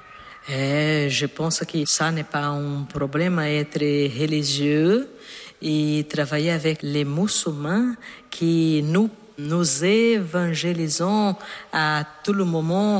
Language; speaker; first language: French; non-native, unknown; Portuguese